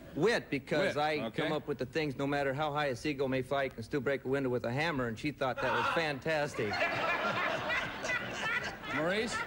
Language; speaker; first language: English; native; English